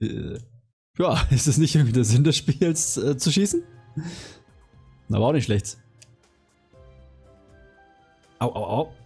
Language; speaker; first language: German; native; German